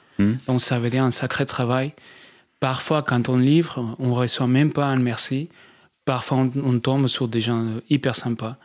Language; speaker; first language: French; non-native, fluent; Spanish